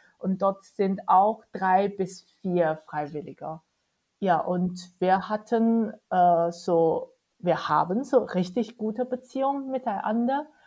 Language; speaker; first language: German; non-native, fluent; Chinese